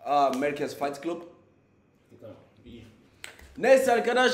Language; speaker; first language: Turkish; non-native, learner; English